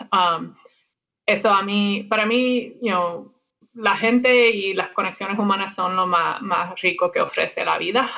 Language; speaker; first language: Spanish; non-native, fluent; English